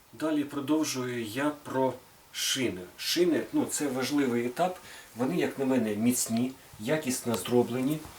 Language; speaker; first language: Ukrainian; non-native, local second language; Russian